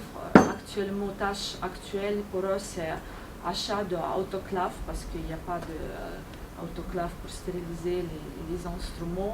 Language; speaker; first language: French; non-native, fluent; Ukrainian